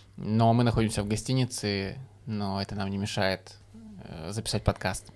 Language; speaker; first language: Russian; native; Russian